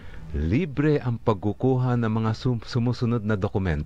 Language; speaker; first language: Filipino; native; Filipino